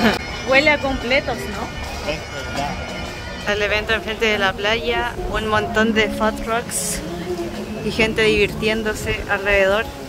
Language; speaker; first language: Spanish; native; Spanish